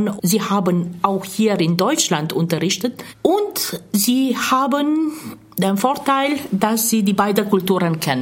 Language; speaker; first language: German; non-native, fluent; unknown